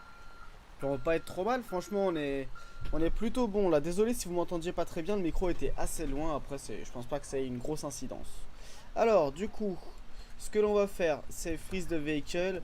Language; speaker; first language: French; native; French